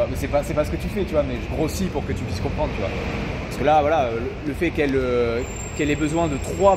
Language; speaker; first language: French; native; French